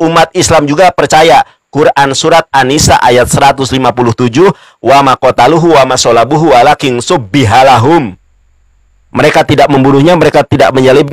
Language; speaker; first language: Indonesian; native; Indonesian